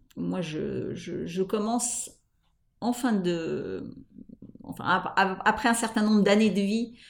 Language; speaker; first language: French; native; French